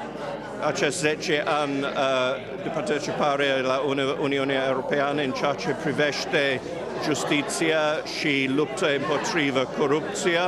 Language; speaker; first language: Romanian; non-native, fluent; English